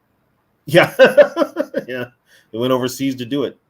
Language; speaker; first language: English; native; English